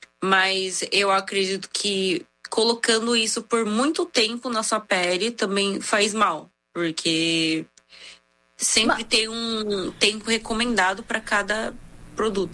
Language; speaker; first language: Portuguese; non-native, fluent; Korean